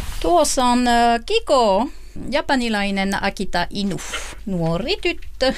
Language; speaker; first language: Finnish; non-native, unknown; French